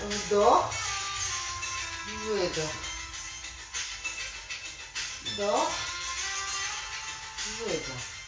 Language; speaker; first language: Russian; native; Russian